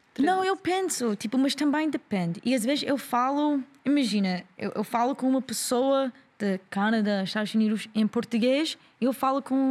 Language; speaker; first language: Portuguese; non-native, learner; English